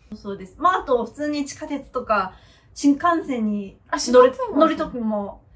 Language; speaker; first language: Japanese; non-native, fluent; Chinese